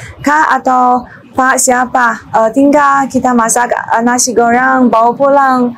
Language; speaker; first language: Indonesian; non-native, learner; Chinese